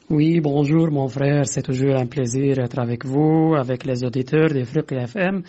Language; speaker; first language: French; non-native, fluent; Arabic